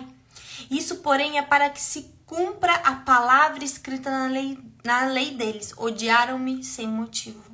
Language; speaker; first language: Portuguese; native; Portuguese